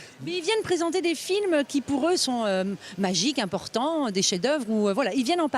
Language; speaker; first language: French; native; French